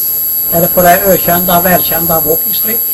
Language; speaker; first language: Swedish; native; Swedish